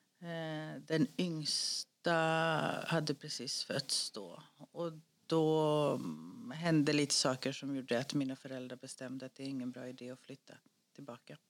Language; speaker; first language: Swedish; early bilingual, other home language; Greek